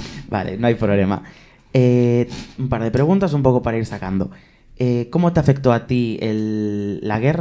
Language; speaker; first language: Spanish; native; Spanish